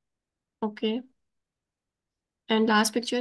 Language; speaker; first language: Urdu; native; Urdu